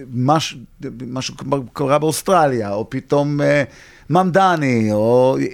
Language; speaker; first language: Hebrew; early bilingual, heritage; Hebrew